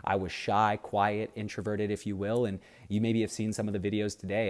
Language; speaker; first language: English; native; English